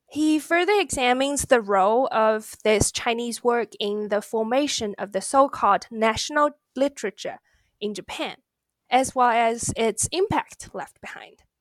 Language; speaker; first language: English; non-native, fluent; Chinese